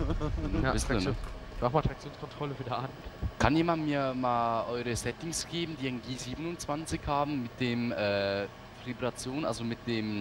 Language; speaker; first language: German; native; German